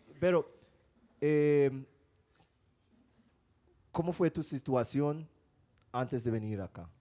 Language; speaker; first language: Spanish; non-native, fluent; English